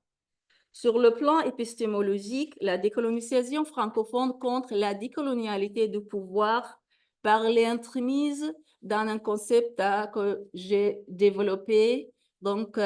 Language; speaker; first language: French; non-native, fluent; Arabic